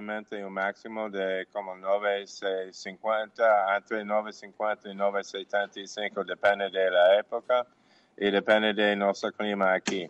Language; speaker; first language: Portuguese; non-native, learner; English